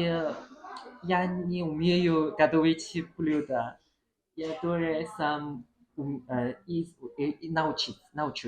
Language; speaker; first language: Russian; non-native, learner; Chinese